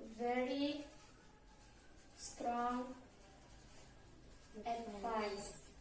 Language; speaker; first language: English; non-native, learner; Indonesian